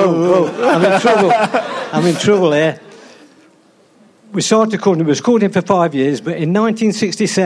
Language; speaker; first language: English; native; English